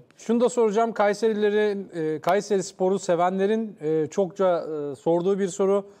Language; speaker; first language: Turkish; native; Turkish